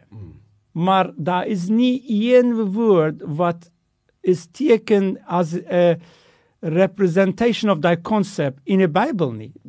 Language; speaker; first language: Afrikaans; non-native, fluent; Turkish